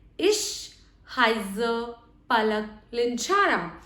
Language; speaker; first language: German; non-native, fluent; Hindi